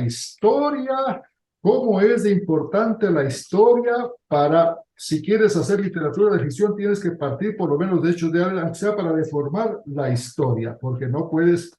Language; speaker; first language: Spanish; native; Spanish